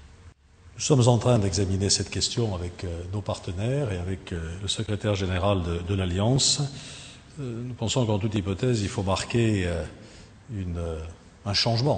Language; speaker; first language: French; native; French